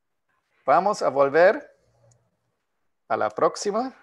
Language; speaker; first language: Spanish; non-native, fluent; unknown